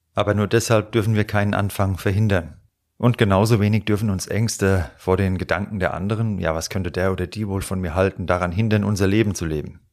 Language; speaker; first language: German; native; German